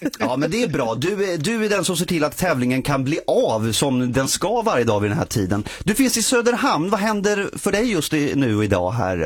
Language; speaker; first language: Swedish; native; Swedish